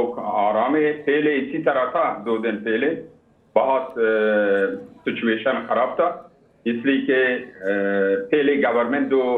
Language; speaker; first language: Hindi; non-native, learner; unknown